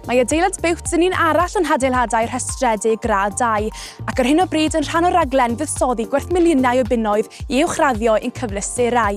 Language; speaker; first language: Welsh; native; Welsh